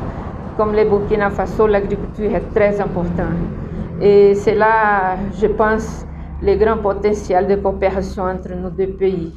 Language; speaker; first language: French; non-native, fluent; Portuguese